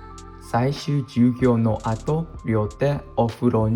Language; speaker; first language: Japanese; non-native, learner; English